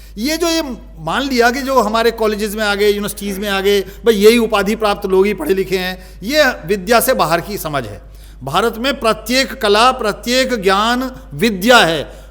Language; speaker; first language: Hindi; native; Hindi